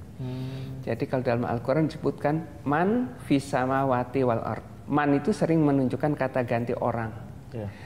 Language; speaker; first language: Indonesian; native; Indonesian